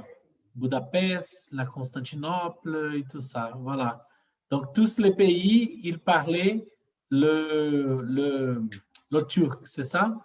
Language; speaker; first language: French; non-native, fluent; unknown